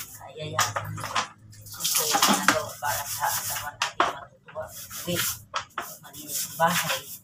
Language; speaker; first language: Filipino; non-native, local second language; Cebuano